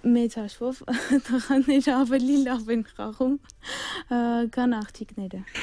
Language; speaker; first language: Armenian; native; Armenian